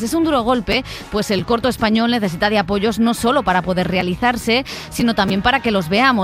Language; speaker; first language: Spanish; native; Spanish